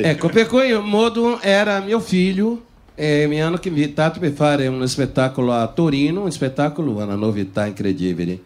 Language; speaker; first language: Italian; non-native, fluent; Portuguese